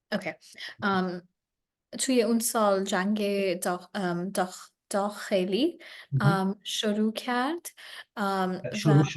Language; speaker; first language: Persian; non-native, learner; English